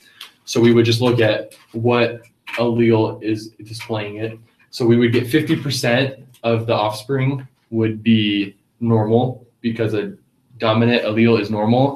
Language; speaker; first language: English; native; English